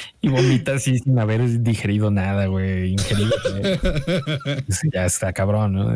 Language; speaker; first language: Spanish; native; Spanish